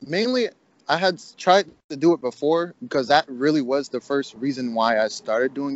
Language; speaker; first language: English; native; English